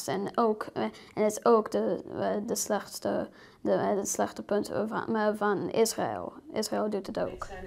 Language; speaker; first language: Dutch; early bilingual, heritage; Dutch